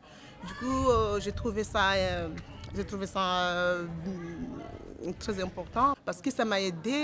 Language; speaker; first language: French; non-native, fluent; Comorian